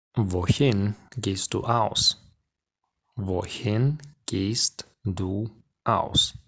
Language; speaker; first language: German; non-native, fluent; Ukrainian